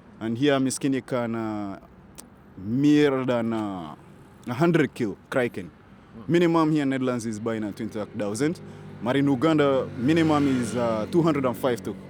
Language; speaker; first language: Dutch; non-native, learner; Ganda